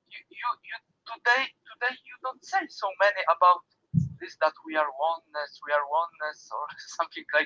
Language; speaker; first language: English; non-native, learner; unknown